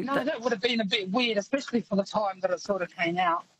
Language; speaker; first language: English; native; English